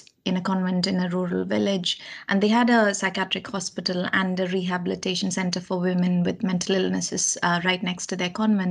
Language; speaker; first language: English; non-native, local second language; Malayalam